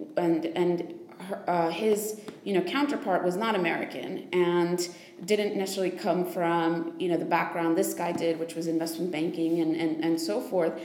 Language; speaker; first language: English; native; English